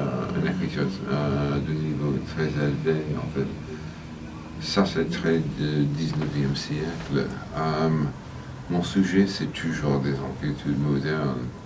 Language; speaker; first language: French; non-native, fluent; English